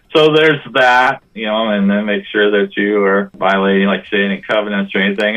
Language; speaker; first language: English; native; English